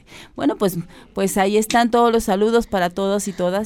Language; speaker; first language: Spanish; native; Spanish